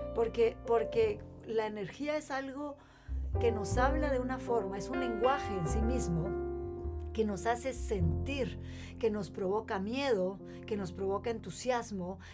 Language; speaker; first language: Spanish; native; Spanish